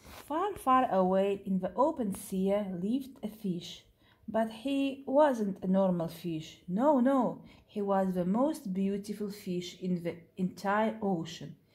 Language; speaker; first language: English; non-native, learner; Russian